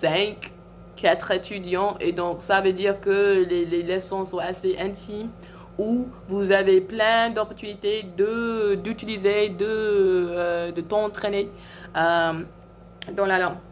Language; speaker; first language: French; non-native, fluent; English